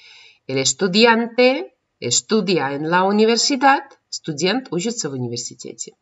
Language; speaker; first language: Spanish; non-native, fluent; Russian